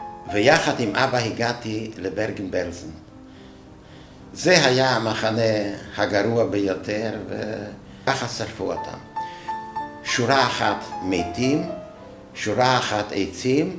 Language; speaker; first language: Hebrew; non-native, fluent; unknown